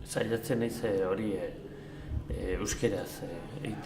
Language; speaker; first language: Basque; non-native, local second language; Spanish